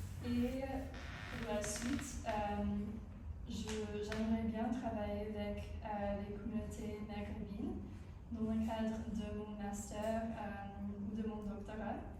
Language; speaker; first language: French; non-native, fluent; English